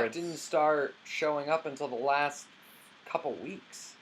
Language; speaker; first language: English; native; English